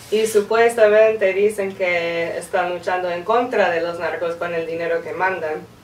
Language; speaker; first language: Spanish; non-native, fluent; English